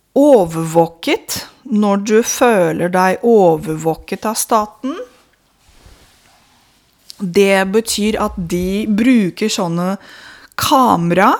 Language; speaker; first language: Norwegian; non-native, fluent; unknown